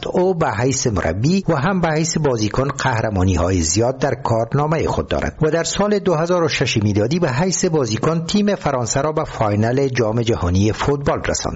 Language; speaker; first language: Persian; native; Persian